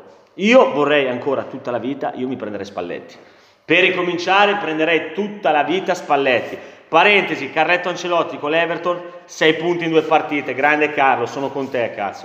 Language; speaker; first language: Italian; native; Italian